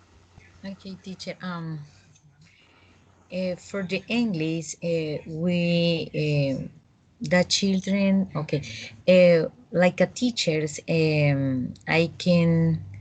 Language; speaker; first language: English; non-native, learner; Spanish